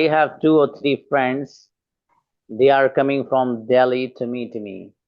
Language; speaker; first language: English; non-native, fluent; Urdu